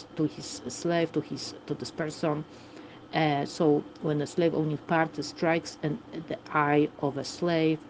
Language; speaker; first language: English; non-native, fluent; Polish